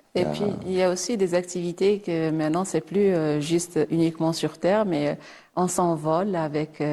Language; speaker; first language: French; non-native, local second language; Arabic